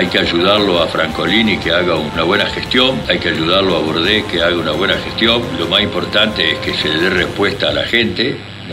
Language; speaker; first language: Spanish; native; Spanish